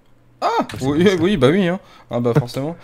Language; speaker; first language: French; native; French